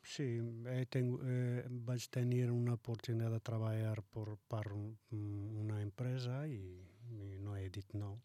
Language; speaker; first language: Catalan; non-native, learner; Arabic